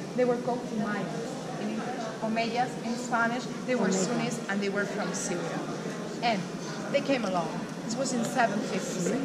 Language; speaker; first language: English; non-native, fluent; Spanish